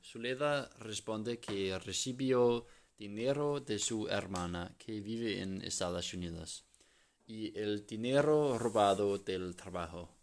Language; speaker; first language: Spanish; non-native, learner; English